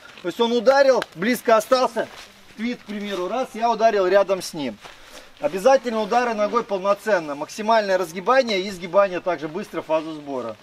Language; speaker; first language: Russian; native; Russian